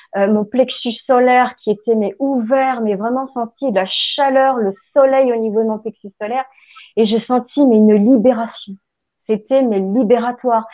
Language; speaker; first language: French; native; French